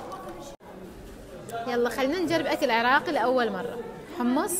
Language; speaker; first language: Arabic; non-native, fluent; Persian